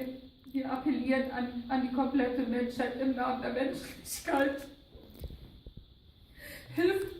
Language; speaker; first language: German; non-native, fluent; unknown